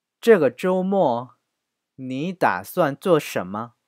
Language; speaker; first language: Chinese; non-native, fluent; Korean